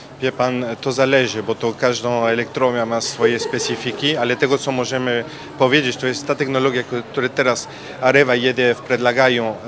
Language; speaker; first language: Polish; non-native, learner; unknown